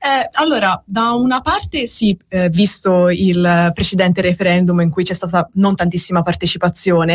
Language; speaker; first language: Italian; native; Italian